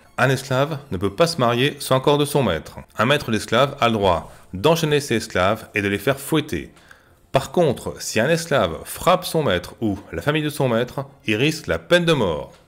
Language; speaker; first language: French; native; French